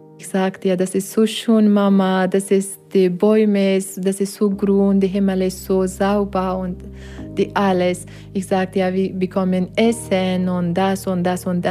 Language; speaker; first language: German; non-native, learner; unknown